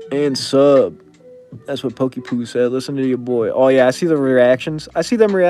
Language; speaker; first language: English; native; English